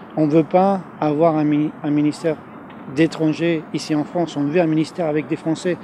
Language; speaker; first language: French; non-native, fluent; Spanish